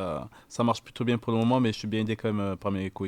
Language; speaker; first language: French; native; French